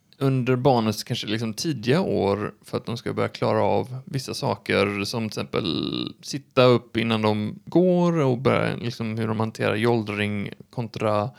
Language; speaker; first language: Swedish; native; Swedish